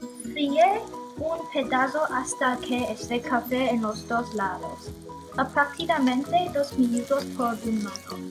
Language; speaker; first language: Spanish; non-native, learner; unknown